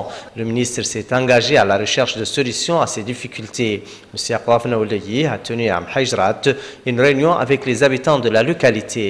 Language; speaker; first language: French; non-native, local second language; Arabic